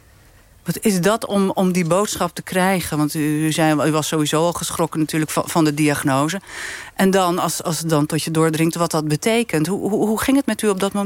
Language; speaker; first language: Dutch; native; Dutch